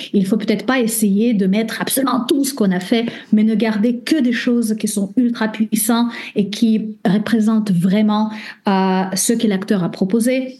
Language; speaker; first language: French; non-native, fluent; Russian